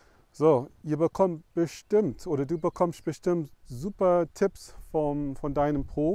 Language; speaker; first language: German; non-native, fluent; English